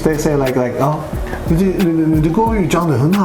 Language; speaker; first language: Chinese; non-native, fluent; Swedish